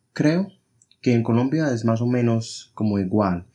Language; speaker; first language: Spanish; non-native, fluent; English